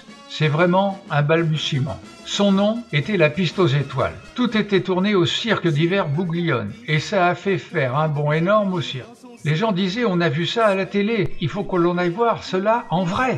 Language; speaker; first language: French; native; French